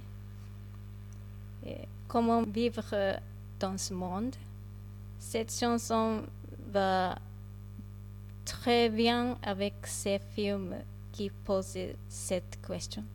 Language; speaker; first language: French; non-native, learner; Japanese